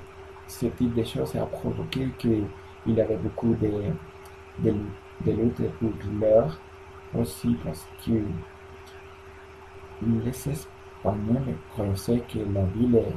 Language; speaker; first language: French; non-native, learner; Spanish